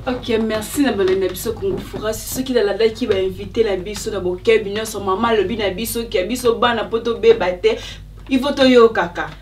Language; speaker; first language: Lingala; native; Lingala